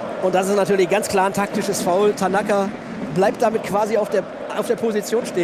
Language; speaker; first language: German; native; German